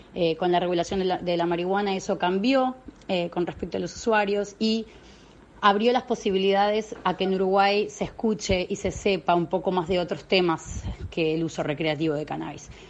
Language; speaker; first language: Spanish; native; Spanish